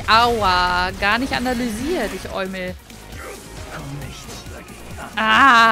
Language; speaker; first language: German; native; German